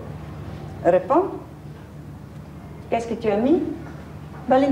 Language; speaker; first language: French; non-native, fluent; Italian